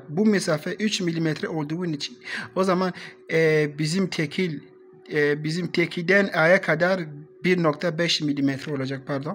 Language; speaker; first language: Turkish; non-native, learner; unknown